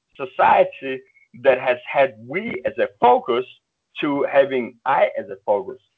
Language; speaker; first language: English; early bilingual, other home language; Russian